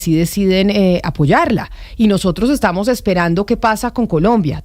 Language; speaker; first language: Spanish; native; Spanish